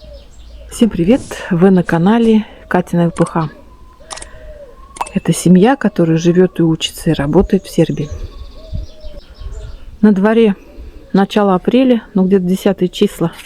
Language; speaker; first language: Russian; native; Russian